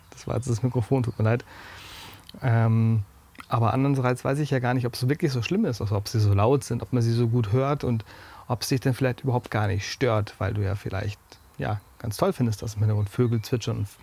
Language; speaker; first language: German; native; German